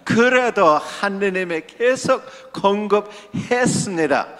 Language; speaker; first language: Korean; non-native, local second language; English